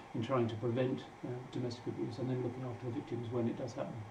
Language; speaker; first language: English; native; English